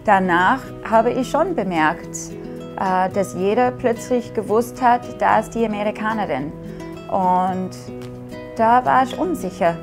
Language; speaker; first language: German; non-native, fluent; English